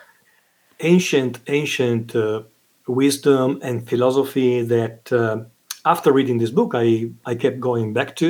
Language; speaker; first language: English; non-native, fluent; Italian